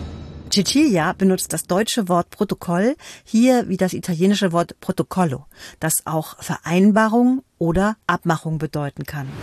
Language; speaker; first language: German; native; German